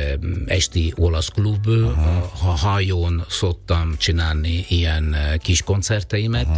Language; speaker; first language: Hungarian; non-native, fluent; Italian